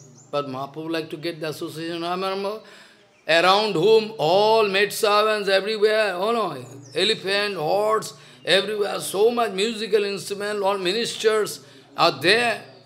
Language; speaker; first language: English; non-native, local second language; Bangla